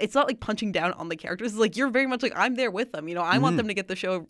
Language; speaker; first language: English; native; English